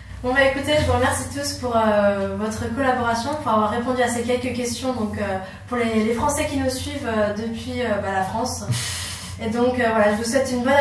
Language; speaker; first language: French; native; French